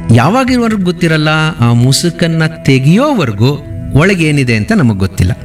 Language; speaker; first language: Kannada; native; Kannada